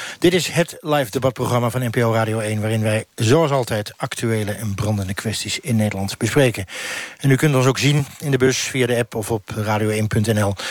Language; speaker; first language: Dutch; native; Dutch